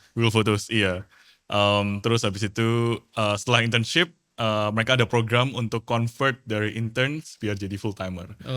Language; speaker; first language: Indonesian; native; Indonesian